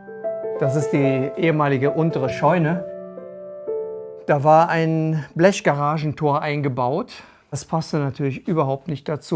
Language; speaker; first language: German; native; German